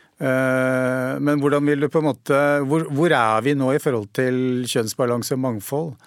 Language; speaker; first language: Norwegian; native; Norwegian